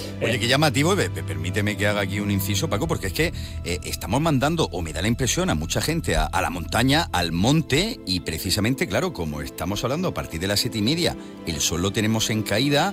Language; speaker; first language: Spanish; native; Spanish